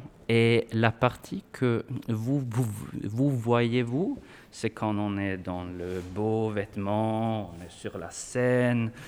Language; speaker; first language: French; non-native, fluent; Swedish